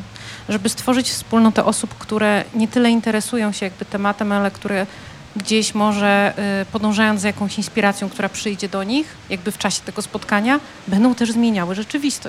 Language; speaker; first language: Polish; native; Polish